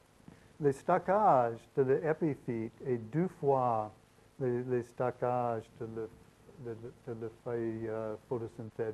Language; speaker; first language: French; non-native, learner; English